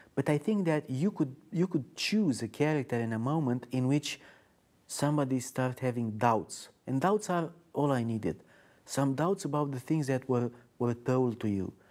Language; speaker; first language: English; non-native, fluent; Romanian